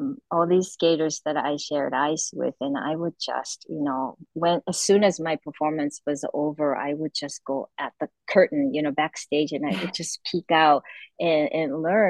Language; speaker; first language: English; non-native, fluent; Japanese